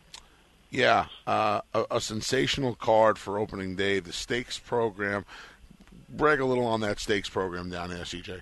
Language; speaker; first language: English; native; English